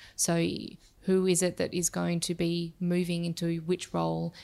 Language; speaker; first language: English; native; English